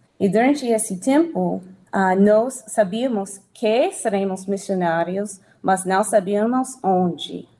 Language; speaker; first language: Portuguese; non-native, learner; English